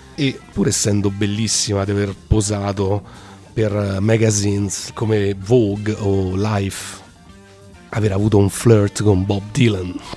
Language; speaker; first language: Italian; native; Italian